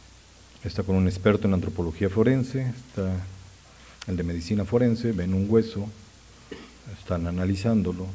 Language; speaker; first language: Spanish; native; Spanish